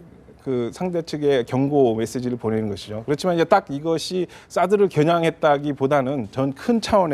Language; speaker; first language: Korean; native; Korean